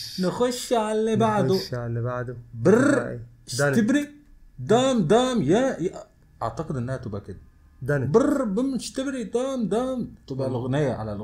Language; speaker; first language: Arabic; native; Arabic